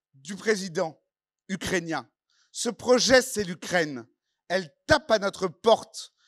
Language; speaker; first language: French; non-native, fluent; Ukrainian